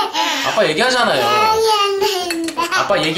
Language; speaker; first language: Korean; native; Korean